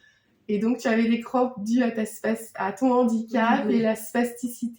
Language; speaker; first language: French; native; French